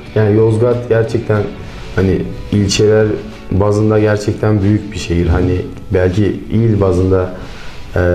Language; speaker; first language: Turkish; native; Turkish